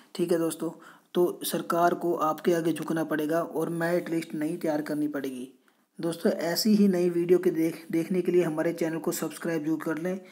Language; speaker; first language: Hindi; non-native, local second language; Punjabi